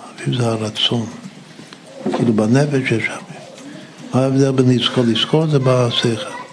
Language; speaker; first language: Hebrew; non-native, fluent; English